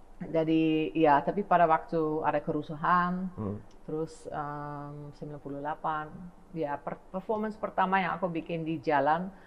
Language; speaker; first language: Indonesian; non-native, fluent; Dutch